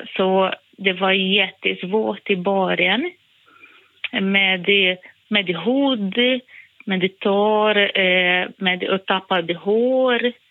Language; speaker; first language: Swedish; non-native, fluent; Portuguese